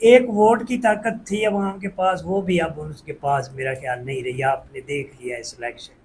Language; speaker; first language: Urdu; non-native, local second language; Saraiki